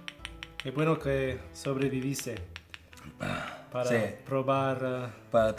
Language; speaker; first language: Spanish; non-native, fluent; English